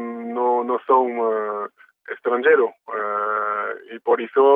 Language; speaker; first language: Portuguese; early bilingual, heritage; French